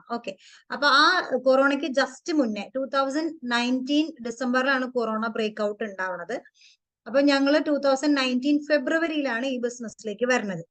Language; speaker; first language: Malayalam; early bilingual, heritage; Malayalam